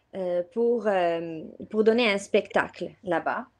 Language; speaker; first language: French; non-native, local second language; Arabic